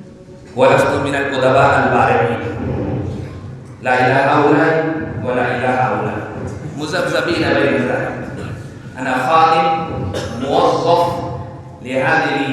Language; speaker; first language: Arabic; non-native, fluent; Urdu